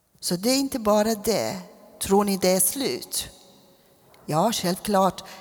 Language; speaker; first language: Swedish; non-native, fluent; Persian